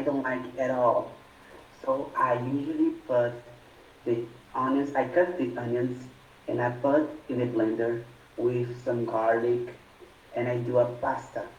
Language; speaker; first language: English; non-native, fluent; Portuguese